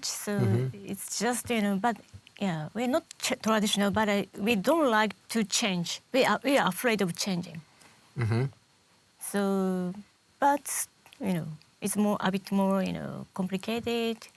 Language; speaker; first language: English; non-native, learner; Japanese